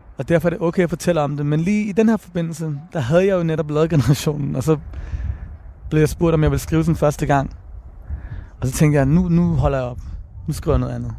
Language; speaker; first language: Danish; early bilingual, other home language; Persian